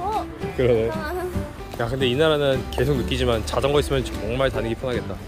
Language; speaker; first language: Korean; native; Korean